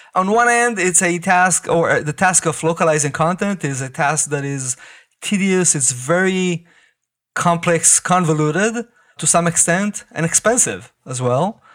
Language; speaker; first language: English; non-native, fluent; Hebrew